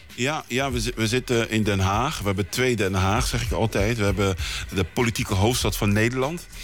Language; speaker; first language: Dutch; early bilingual, other home language; Lingala